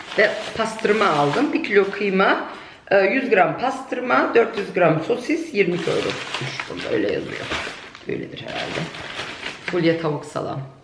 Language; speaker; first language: Turkish; early bilingual, heritage; Turkish